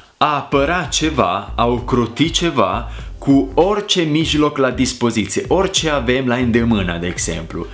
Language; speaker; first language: Romanian; non-native, fluent; Italian